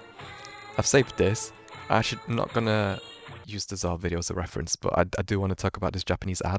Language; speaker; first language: English; native; English